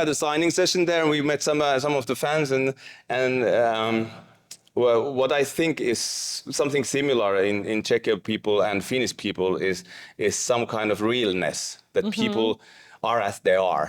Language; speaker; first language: English; non-native, fluent; Finnish